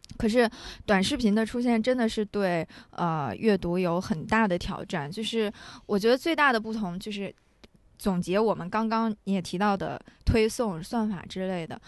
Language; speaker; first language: Chinese; native; Chinese